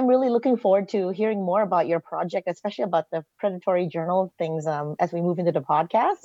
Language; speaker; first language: English; native; English